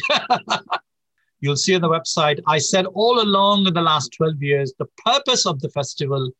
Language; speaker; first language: English; native; English